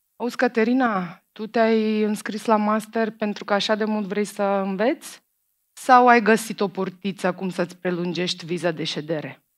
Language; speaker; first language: Romanian; non-native, fluent; Macedonian